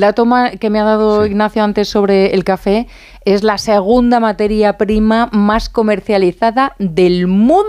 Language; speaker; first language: Spanish; native; Spanish